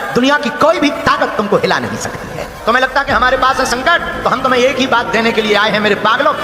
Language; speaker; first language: Hindi; native; Hindi